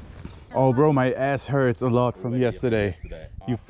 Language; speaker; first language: English; non-native, fluent; German